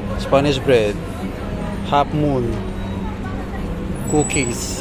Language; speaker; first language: English; non-native, local second language; Filipino